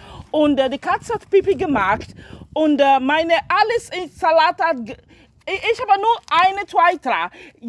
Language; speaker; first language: German; non-native, learner; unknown